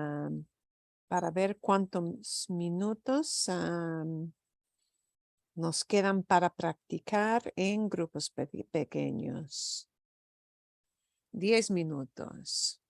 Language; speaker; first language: Spanish; non-native, fluent; English